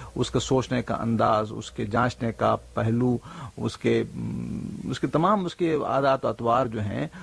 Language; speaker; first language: Urdu; native; Urdu